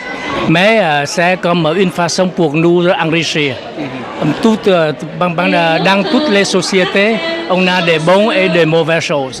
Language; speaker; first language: French; non-native, fluent; Vietnamese